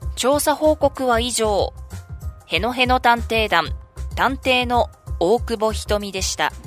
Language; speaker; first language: Japanese; native; Japanese